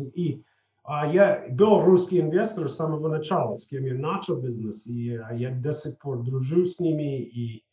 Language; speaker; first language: Russian; non-native, fluent; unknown